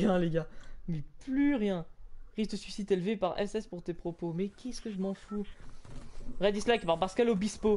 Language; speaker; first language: French; native; French